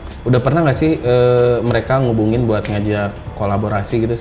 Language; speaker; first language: Indonesian; native; Indonesian